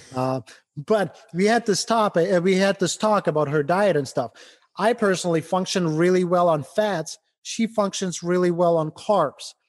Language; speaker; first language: English; non-native, fluent; Ukrainian